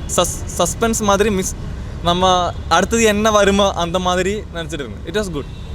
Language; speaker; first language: Tamil; non-native, local second language; Malayalam